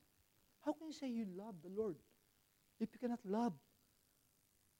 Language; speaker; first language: English; non-native, local second language; Filipino